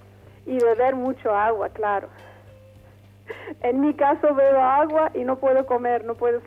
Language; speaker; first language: Spanish; non-native, fluent; Arabic